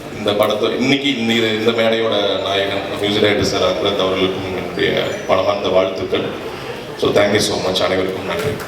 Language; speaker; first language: Tamil; native; Tamil